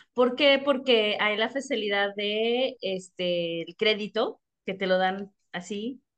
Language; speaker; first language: Spanish; early bilingual, heritage; Spanish